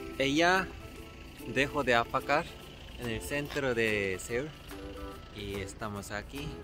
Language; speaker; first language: Spanish; non-native, learner; Korean